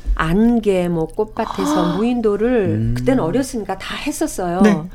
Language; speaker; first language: Korean; native; Korean